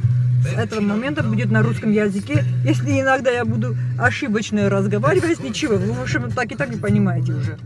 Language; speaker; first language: Russian; non-native, learner; Armenian